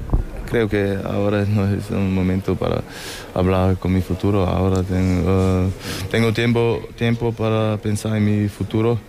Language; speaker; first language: Spanish; non-native, learner; German